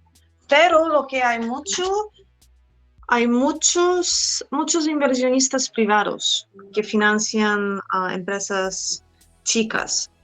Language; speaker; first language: Spanish; non-native, fluent; Polish